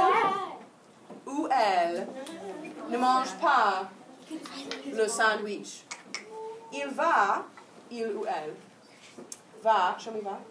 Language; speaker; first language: French; non-native, fluent; English